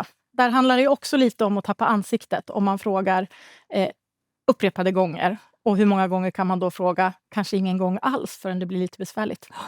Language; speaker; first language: Swedish; native; Swedish